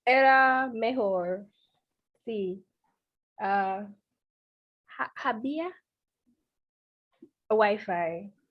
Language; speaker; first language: Spanish; non-native, learner; English